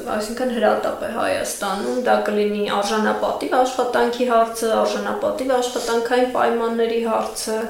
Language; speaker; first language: Armenian; native; Armenian